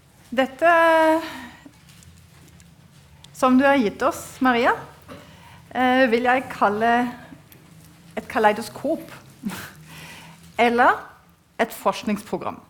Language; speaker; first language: Norwegian; non-native, fluent; German